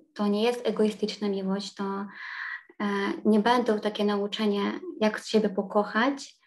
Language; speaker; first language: Polish; non-native, fluent; Ukrainian